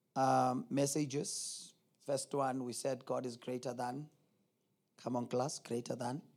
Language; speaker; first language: English; non-native, local second language; Zulu